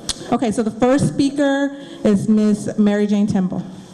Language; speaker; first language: English; native; English